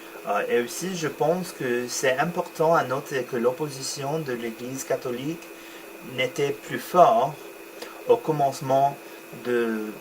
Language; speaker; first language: French; non-native, learner; English